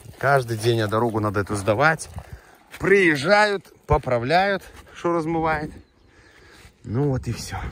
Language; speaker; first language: Russian; native; Russian